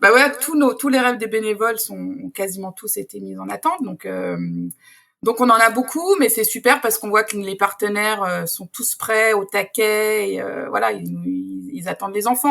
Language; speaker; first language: French; native; French